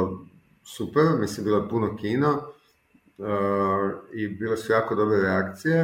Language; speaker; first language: Serbian; native; Serbian